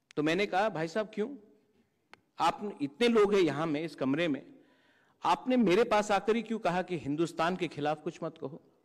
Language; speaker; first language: Hindi; non-native, local second language; Kok Borok